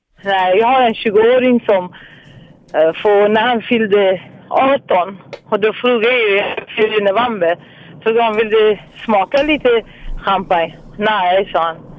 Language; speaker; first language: Swedish; non-native, fluent; Persian